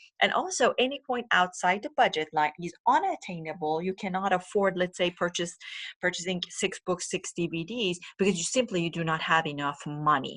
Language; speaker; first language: English; non-native, fluent; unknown